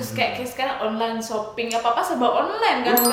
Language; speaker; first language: Indonesian; native; Indonesian